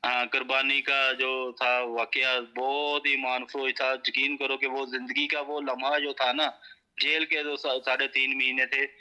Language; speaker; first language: Urdu; non-native, local second language; Punjabi